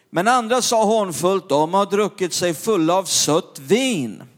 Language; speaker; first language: Swedish; native; Swedish